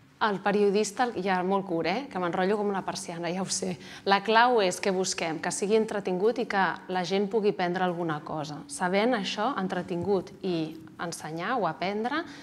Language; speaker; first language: Catalan; native; Catalan